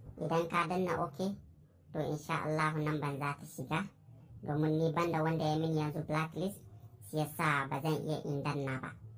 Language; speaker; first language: Hausa; non-native, local second language; Fula